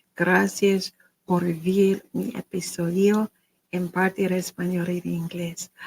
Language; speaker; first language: Spanish; non-native, learner; English